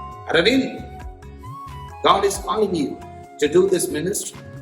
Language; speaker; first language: English; non-native, local second language; Tamil